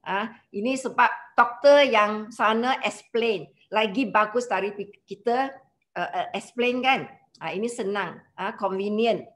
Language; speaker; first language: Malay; non-native, local second language; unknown